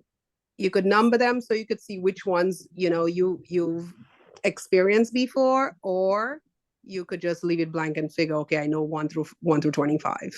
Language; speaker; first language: English; native; English